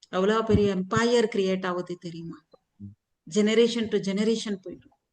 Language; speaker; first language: Tamil; non-native, fluent; Telugu